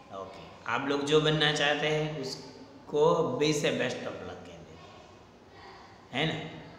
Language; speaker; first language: Hindi; non-native, local second language; Gujarati